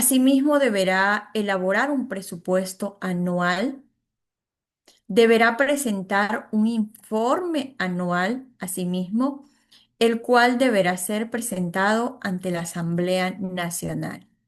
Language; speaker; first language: Spanish; native; Spanish